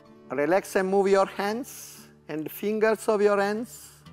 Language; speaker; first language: English; non-native, fluent; Italian